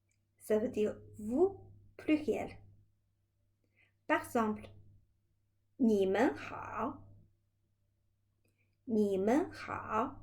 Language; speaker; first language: French; non-native, fluent; Chinese